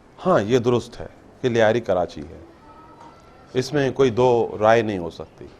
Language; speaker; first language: Urdu; non-native, local second language; Baluchi